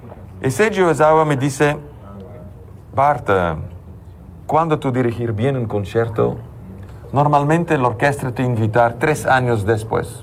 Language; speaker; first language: Spanish; non-native, learner; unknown